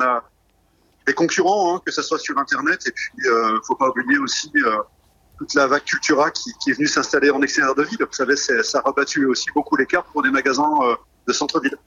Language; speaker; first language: French; native; French